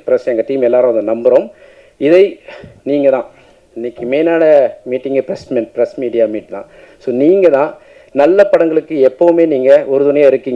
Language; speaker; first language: Tamil; native; Tamil